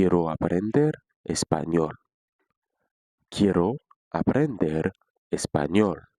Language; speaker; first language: Spanish; non-native, fluent; Haitian Creole